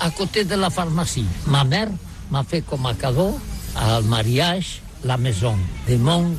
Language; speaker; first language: French; non-native, learner; Catalan